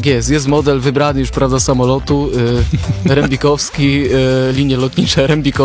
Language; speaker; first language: Polish; native; Polish